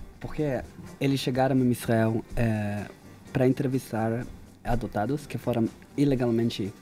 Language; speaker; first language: Portuguese; non-native, fluent; Hebrew